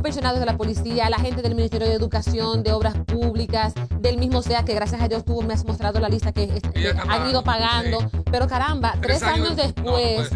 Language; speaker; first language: Spanish; native; Spanish